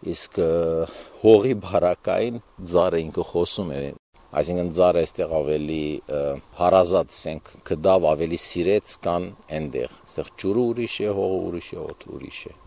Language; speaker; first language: Armenian; early bilingual, heritage; Armenian